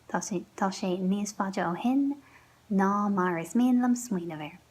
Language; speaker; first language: Irish; non-native, local second language; English